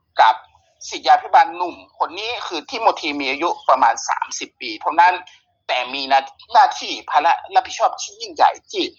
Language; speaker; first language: Thai; native; Thai